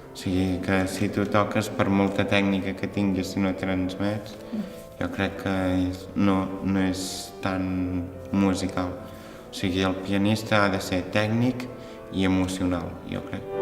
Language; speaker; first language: Catalan; early bilingual, other home language; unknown